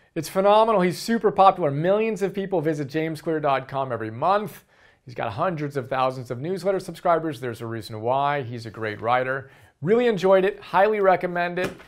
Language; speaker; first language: English; native; English